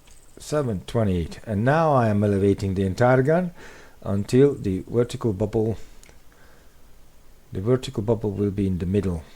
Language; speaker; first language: English; non-native, fluent; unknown